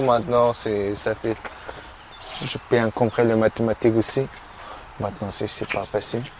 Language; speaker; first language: French; non-native, learner; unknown